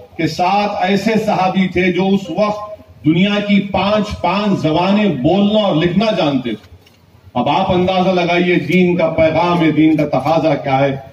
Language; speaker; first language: Urdu; native; Urdu